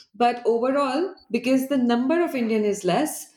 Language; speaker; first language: English; non-native, local second language; Hindi